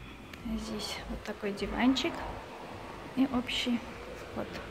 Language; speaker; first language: Russian; non-native, fluent; Armenian